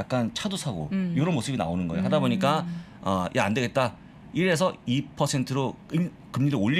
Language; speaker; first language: Korean; native; Korean